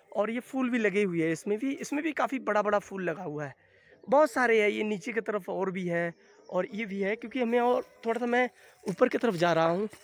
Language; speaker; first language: Hindi; non-native, local second language; Bangla